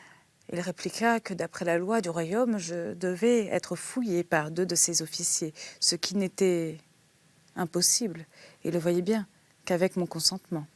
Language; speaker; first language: French; native; French